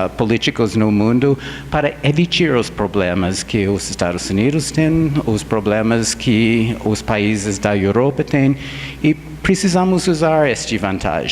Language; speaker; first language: Portuguese; non-native, fluent; English